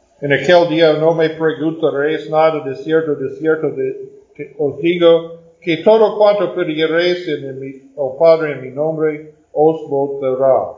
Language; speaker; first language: Spanish; non-native, fluent; Portuguese